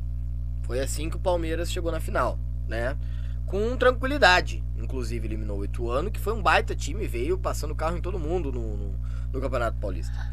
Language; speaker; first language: Portuguese; native; Portuguese